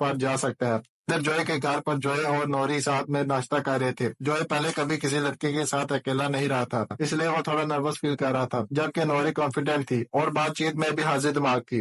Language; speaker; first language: Hindi; native; Hindi